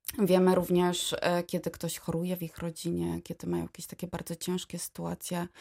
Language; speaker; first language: Polish; native; Polish